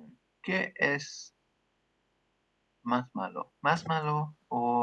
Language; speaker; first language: Spanish; non-native, learner; English